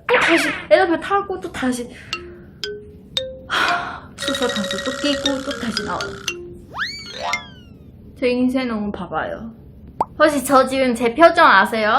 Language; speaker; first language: Korean; non-native, learner; Chinese